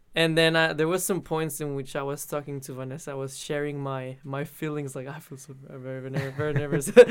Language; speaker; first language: English; non-native, fluent; Spanish